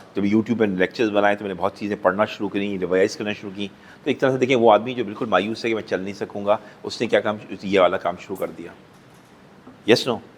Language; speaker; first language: Urdu; native; Urdu